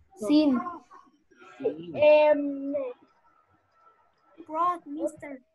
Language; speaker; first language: English; non-native, learner; Spanish